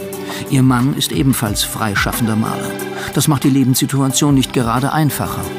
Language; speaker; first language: German; native; German